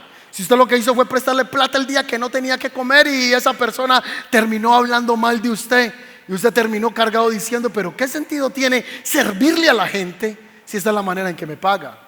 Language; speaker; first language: Spanish; native; Spanish